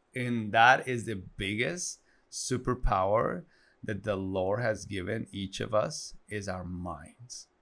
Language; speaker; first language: English; non-native, fluent; Spanish